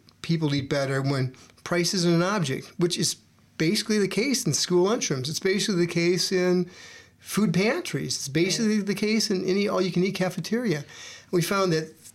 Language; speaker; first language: English; native; English